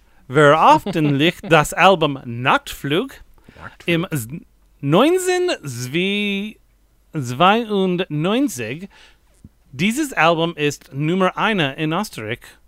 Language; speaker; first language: German; non-native, learner; English